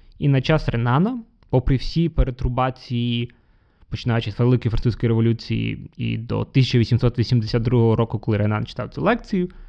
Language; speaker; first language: Ukrainian; non-native, local second language; Russian